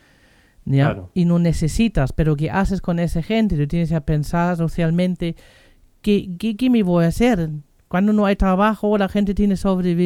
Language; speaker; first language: Spanish; non-native, fluent; German